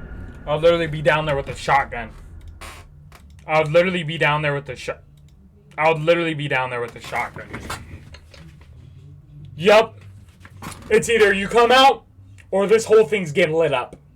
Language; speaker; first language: English; native; English